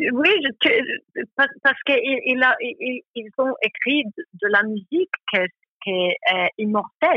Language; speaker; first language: French; non-native, learner; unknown